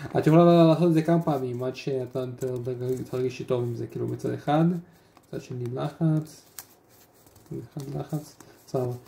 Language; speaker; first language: Hebrew; non-native, fluent; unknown